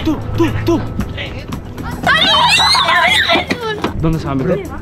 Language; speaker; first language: Spanish; native; Spanish